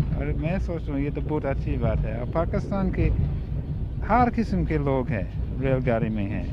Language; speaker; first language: Urdu; non-native, fluent; English